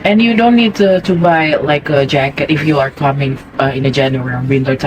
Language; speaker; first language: English; non-native, fluent; Indonesian